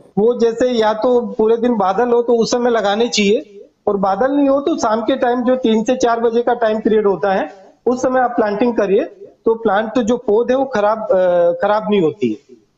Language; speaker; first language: Hindi; non-native, local second language; Gujarati